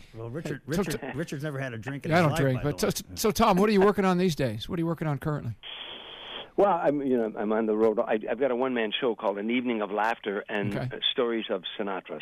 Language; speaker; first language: English; native; English